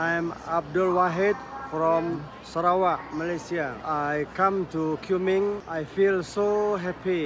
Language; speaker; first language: English; non-native, learner; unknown